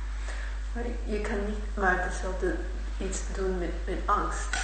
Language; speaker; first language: Dutch; non-native, learner; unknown